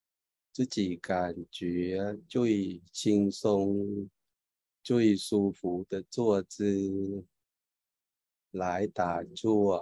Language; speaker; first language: Chinese; non-native, fluent; Thai